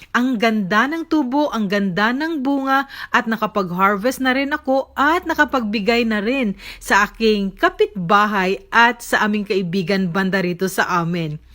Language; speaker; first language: Filipino; native; Filipino